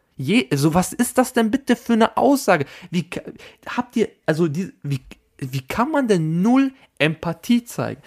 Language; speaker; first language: German; early bilingual, other home language; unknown